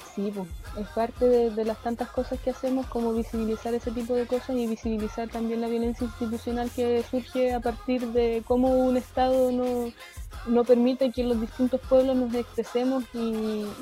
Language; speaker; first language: Spanish; native; Spanish